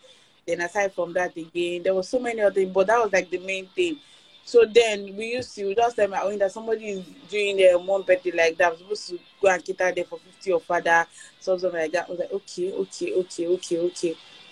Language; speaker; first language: English; non-native, local second language; Yoruba